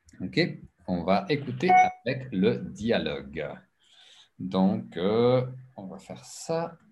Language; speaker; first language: French; non-native, fluent; English